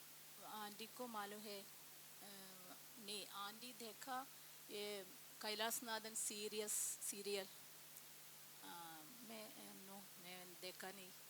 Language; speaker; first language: Hindi; non-native, local second language; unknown